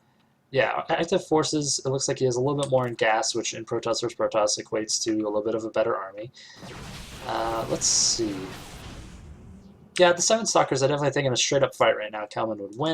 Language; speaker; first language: English; native; English